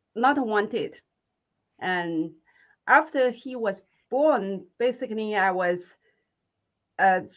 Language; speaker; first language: English; non-native, fluent; Chinese